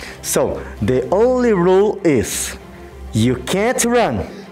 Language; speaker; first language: English; non-native, fluent; Portuguese